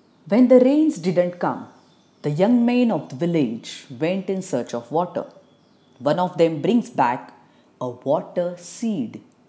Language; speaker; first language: English; non-native, local second language; Marathi